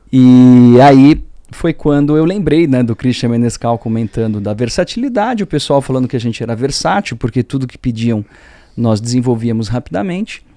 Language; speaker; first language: Portuguese; early bilingual, other home language; French